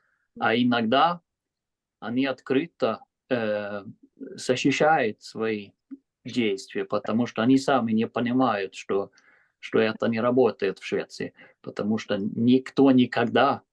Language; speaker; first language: Russian; non-native, fluent; Swedish